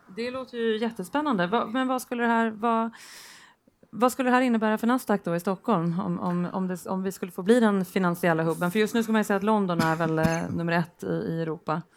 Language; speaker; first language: Swedish; native; Swedish